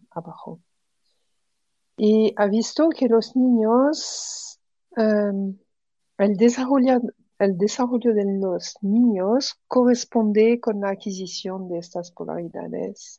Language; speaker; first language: Spanish; non-native, fluent; French